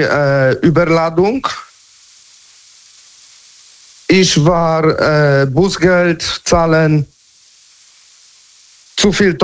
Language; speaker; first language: German; non-native, learner; Polish